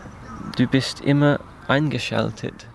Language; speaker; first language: German; non-native, learner; English